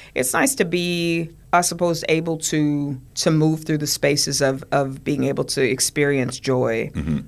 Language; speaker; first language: English; native; English